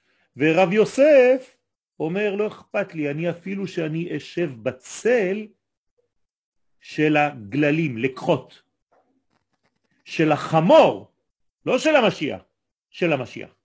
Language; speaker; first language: Hebrew; non-native, fluent; French